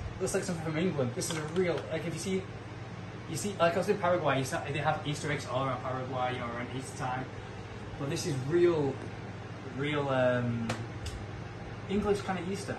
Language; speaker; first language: English; native; English